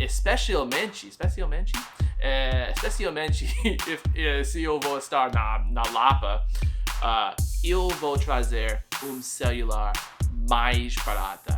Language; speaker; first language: Portuguese; non-native, learner; English